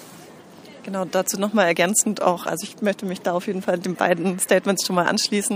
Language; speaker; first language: German; native; German